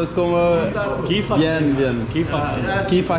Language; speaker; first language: Spanish; non-native, learner; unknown